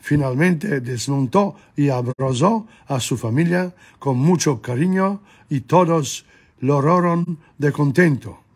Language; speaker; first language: Spanish; non-native, learner; English